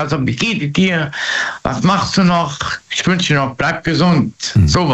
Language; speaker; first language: German; native; German